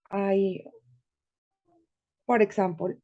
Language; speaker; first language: English; non-native, learner; Spanish